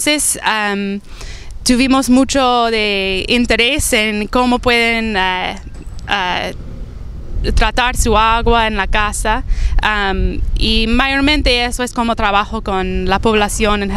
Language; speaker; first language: Spanish; non-native, fluent; English